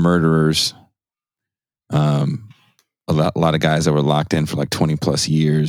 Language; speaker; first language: English; native; English